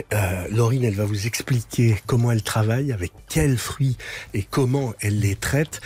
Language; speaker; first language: French; native; French